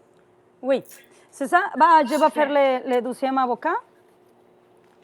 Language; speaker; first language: French; non-native, learner; Spanish